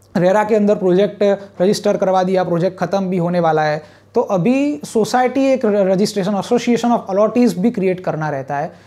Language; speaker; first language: Hindi; non-native, local second language; Gujarati